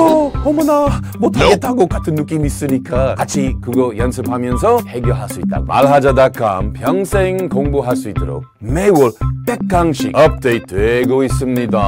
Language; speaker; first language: Korean; non-native, fluent; English